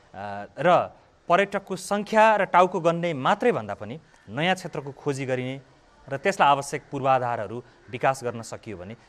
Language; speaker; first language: Nepali; native; Nepali